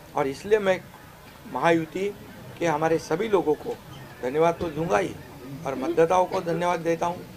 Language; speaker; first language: Hindi; non-native, local second language; Marathi